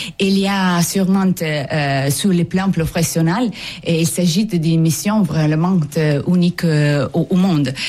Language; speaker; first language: French; non-native, fluent; Italian